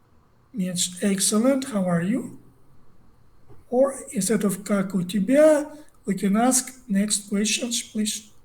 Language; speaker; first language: English; non-native, learner; Russian